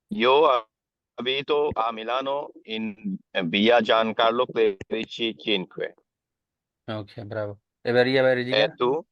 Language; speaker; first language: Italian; non-native, learner; Bangla